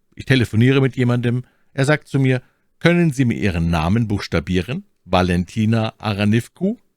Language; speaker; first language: German; native; German